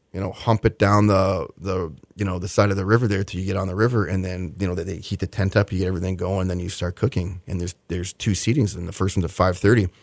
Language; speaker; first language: English; native; English